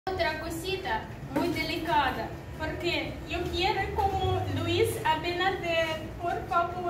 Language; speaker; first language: Spanish; non-native, learner; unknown